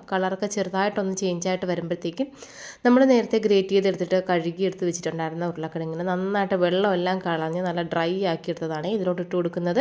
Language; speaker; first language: Malayalam; native; Malayalam